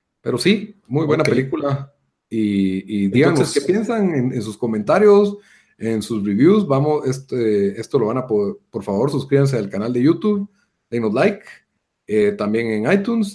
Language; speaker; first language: Spanish; native; Spanish